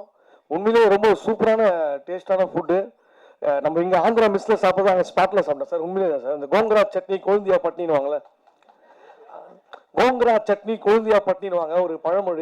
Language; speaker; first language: Tamil; native; Tamil